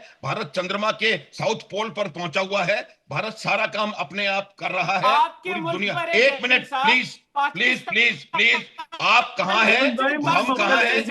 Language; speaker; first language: Hindi; native; Hindi